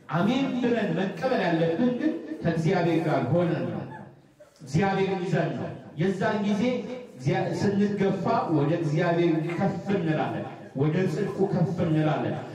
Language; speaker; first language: Amharic; native; Amharic